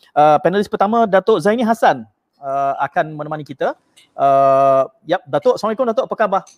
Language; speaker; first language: Malay; native; Malay